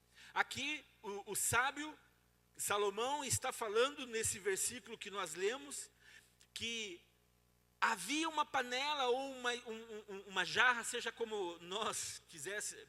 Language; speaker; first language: Portuguese; native; Portuguese